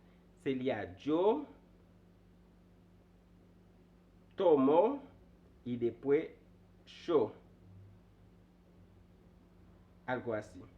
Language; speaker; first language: Spanish; non-native, fluent; Haitian Creole